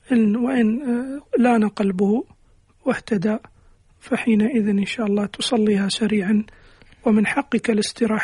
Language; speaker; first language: Arabic; native; Arabic